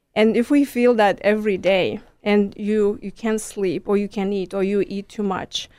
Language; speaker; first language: English; non-native, fluent; Lithuanian